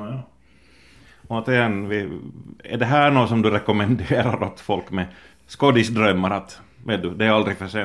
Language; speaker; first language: Swedish; native; Swedish